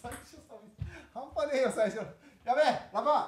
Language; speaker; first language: Japanese; native; Japanese